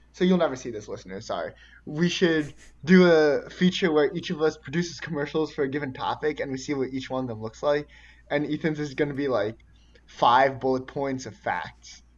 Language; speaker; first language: English; early bilingual, other home language; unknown